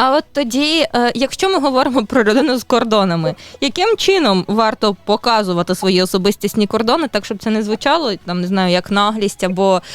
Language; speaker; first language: Ukrainian; native; Ukrainian